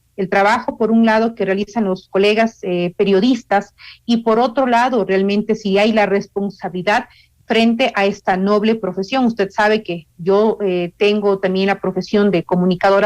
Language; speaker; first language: Spanish; native; Spanish